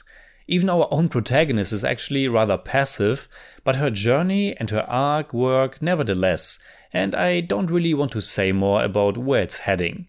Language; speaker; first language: English; non-native, fluent; German